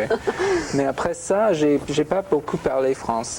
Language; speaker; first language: French; non-native, fluent; English